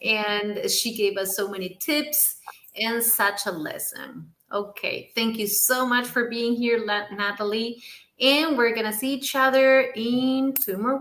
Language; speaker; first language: English; non-native, fluent; Spanish